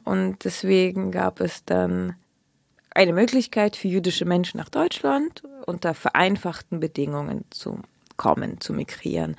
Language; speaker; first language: German; early bilingual, other home language; Russian